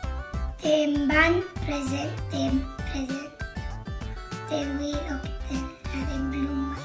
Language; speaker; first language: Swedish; early bilingual, other home language; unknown